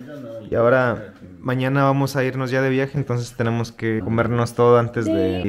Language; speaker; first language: Spanish; native; Spanish